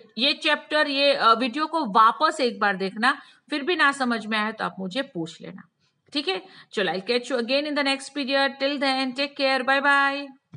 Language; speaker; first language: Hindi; non-native, local second language; Gujarati